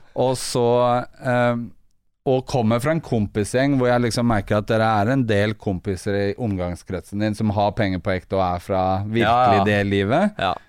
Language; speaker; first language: Norwegian; native; Norwegian